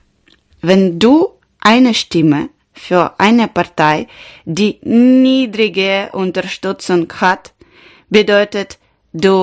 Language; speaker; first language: German; non-native, learner; Ukrainian